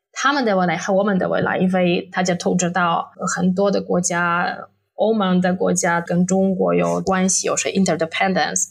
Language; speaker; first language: Chinese; non-native, fluent; Polish